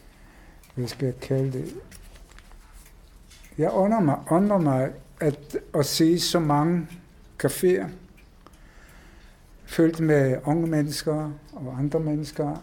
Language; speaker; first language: Danish; non-native, fluent; Hebrew